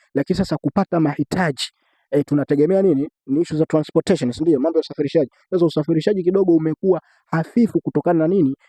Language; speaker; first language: Swahili; native; Swahili